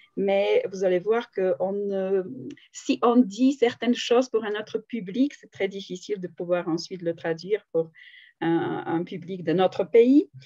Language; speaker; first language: French; non-native, fluent; Slovak